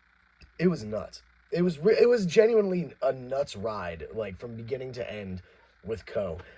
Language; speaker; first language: English; native; English